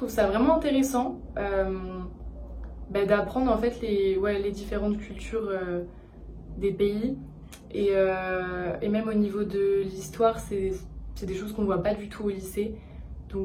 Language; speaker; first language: French; native; French